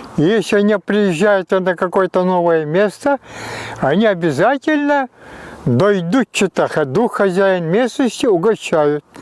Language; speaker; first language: Russian; non-native, local second language; Yakut